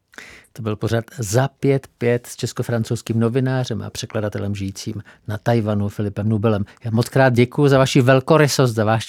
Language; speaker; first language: Czech; native; Czech